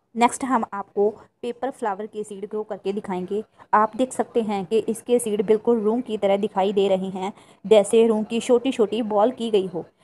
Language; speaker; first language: Hindi; non-native, local second language; Punjabi